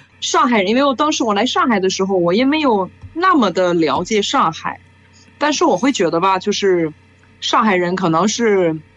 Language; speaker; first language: Chinese; non-native, fluent; French